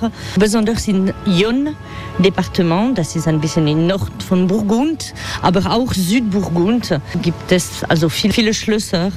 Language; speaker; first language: German; non-native, fluent; French